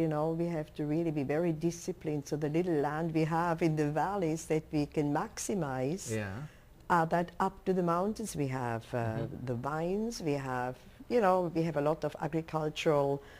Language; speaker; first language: English; non-native, local second language; German